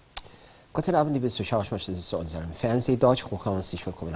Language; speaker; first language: German; non-native, fluent; Arabic